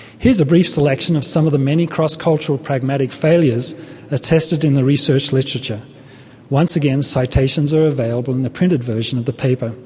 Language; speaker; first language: English; native; English